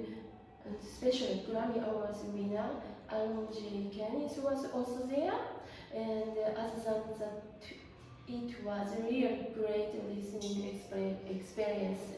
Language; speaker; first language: English; non-native, learner; Japanese